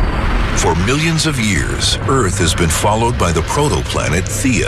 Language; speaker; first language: English; native; English